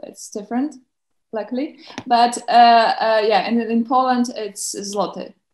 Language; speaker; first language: English; non-native, fluent; Belarusian